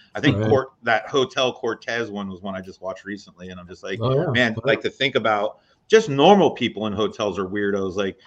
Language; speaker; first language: English; native; English